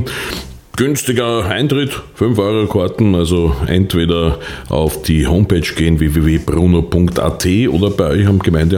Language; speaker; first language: German; native; German